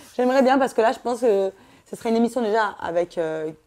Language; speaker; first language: French; native; French